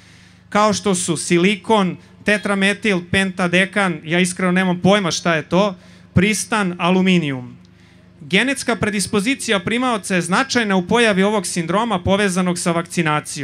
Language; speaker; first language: Serbian; native; Serbian